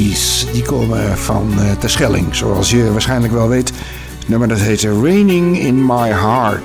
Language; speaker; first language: Dutch; native; Dutch